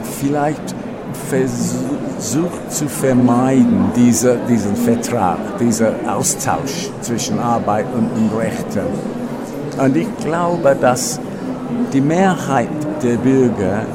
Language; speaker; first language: German; non-native, fluent; English